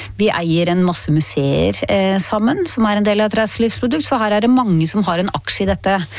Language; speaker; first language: Norwegian; native; Norwegian